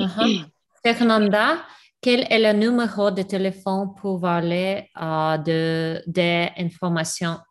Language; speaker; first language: French; non-native, learner; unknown